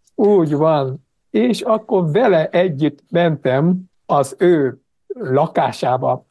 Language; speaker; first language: Hungarian; non-native, fluent; Japanese